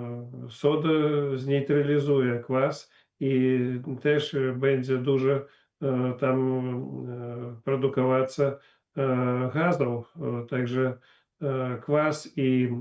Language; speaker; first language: Polish; non-native, learner; Russian